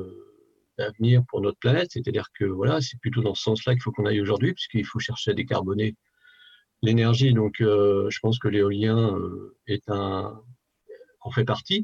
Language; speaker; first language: French; native; French